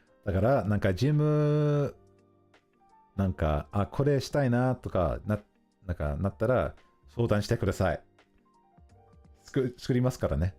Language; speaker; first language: Japanese; non-native, learner; English